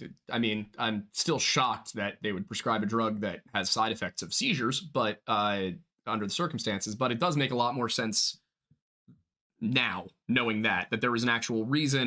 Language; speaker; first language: English; native; English